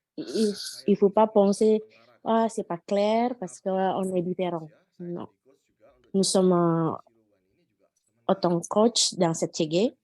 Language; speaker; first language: French; non-native, learner; Indonesian